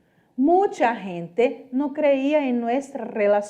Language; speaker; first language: Spanish; non-native, fluent; Portuguese